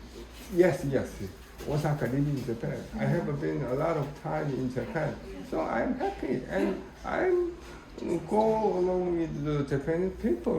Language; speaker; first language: English; non-native, learner; Korean